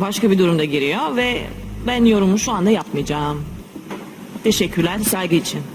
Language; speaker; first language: Turkish; non-native, learner; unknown